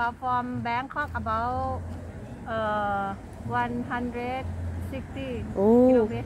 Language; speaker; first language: English; non-native, learner; Thai